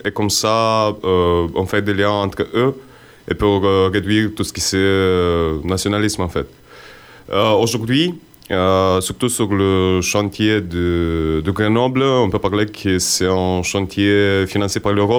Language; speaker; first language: French; non-native, fluent; Romanian